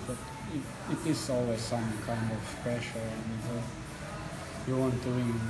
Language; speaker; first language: English; non-native, learner; Croatian